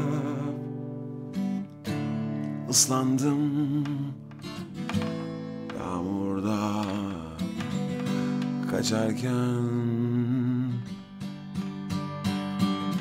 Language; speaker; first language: Turkish; early bilingual, heritage; Turkish